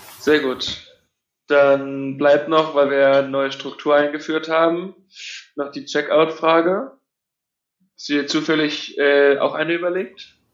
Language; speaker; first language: German; native; German